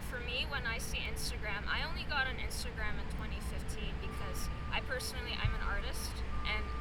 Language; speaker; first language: English; native; English